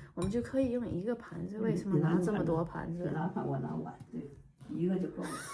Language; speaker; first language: Chinese; early bilingual, heritage; English